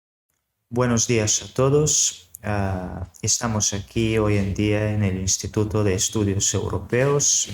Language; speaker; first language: Spanish; non-native, fluent; Serbian